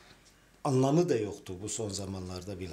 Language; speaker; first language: Turkish; non-native, local second language; Turoyo